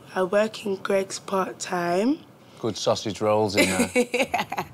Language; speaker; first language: English; native; English